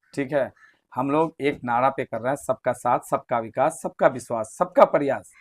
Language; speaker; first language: Hindi; non-native, local second language; Bangla